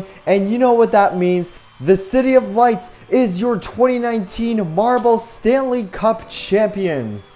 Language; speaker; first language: English; native; English